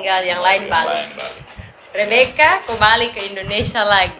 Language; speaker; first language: Indonesian; native; Indonesian